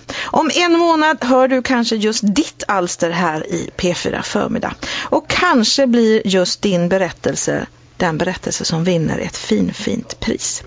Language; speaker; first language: Swedish; native; Swedish